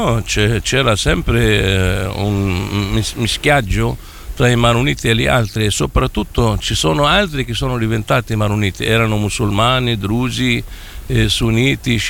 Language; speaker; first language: Italian; non-native, fluent; Arabic